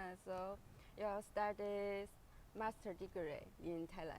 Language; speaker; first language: English; non-native, learner; Chinese